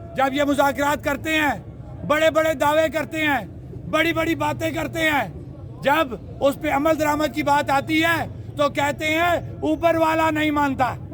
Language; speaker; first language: Urdu; non-native, local second language; Punjabi